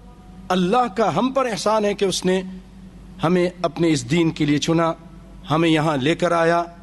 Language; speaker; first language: Urdu; native; Urdu